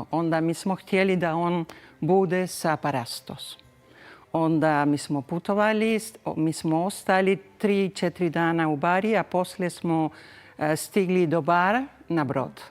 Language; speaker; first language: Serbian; early bilingual, heritage; Spanish